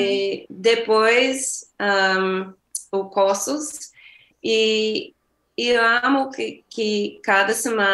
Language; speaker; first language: Portuguese; non-native, learner; English